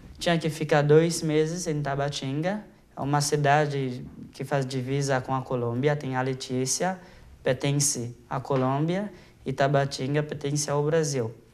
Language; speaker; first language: Portuguese; non-native, fluent; Haitian Creole